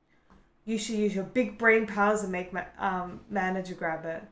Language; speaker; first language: English; native; English